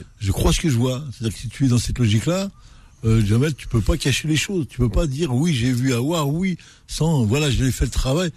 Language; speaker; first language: French; non-native, local second language; Arabic